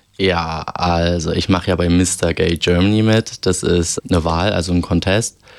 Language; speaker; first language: German; early bilingual, other home language; Albanian